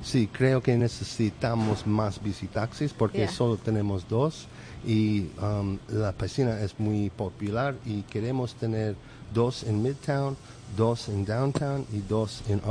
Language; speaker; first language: Spanish; non-native, learner; English